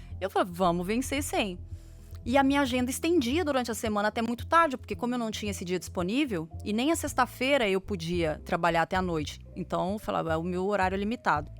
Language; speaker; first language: Portuguese; native; Portuguese